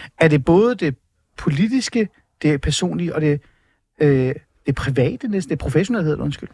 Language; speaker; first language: Danish; early bilingual, other home language; Persian